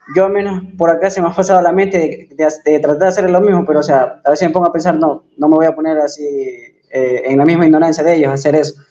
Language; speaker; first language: Spanish; native; Spanish